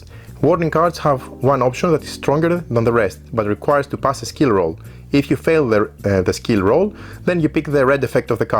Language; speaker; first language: English; non-native, fluent; Greek